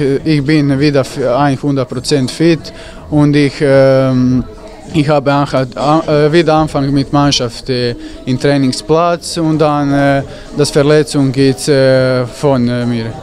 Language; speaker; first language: German; non-native, learner; Croatian